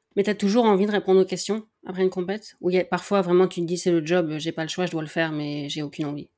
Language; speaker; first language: French; native; French